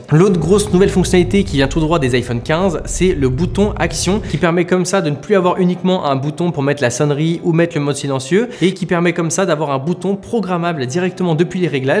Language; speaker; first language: French; native; French